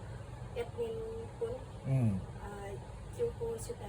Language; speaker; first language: Cantonese; non-native, learner; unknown